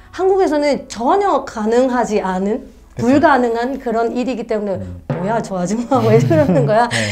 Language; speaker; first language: Korean; non-native, fluent; Burmese